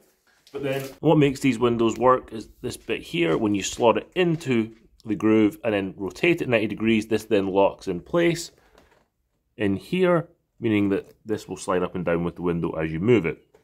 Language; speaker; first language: English; native; English